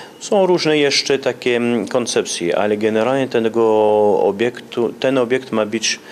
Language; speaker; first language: Polish; early bilingual, heritage; Polish